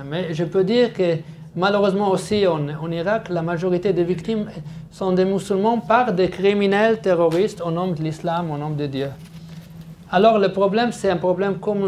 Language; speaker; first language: French; non-native, fluent; Arabic